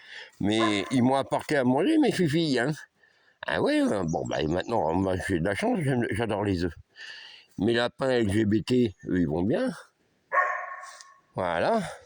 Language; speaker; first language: French; native; French